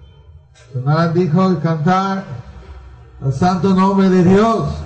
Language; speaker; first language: Spanish; non-native, learner; Bangla